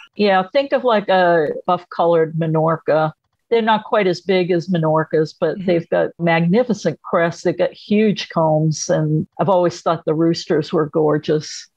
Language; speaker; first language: English; native; English